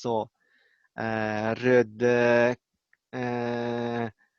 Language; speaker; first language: Norwegian; non-native, learner; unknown